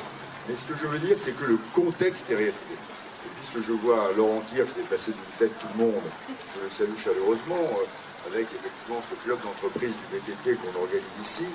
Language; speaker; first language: French; native; French